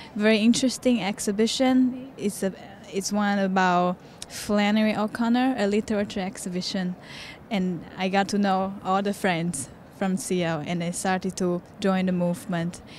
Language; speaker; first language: English; non-native, fluent; Chinese